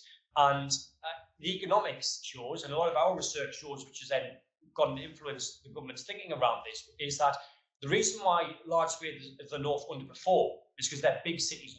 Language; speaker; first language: English; native; English